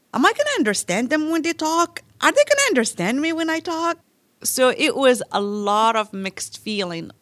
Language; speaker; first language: English; non-native, fluent; Arabic